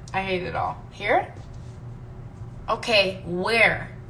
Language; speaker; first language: English; early bilingual, other home language; Italian